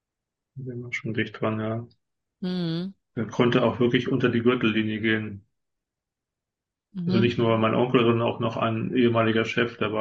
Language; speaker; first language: German; native; German